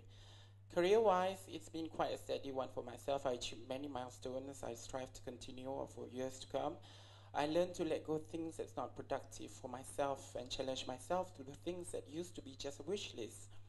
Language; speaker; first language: English; non-native, local second language; Malay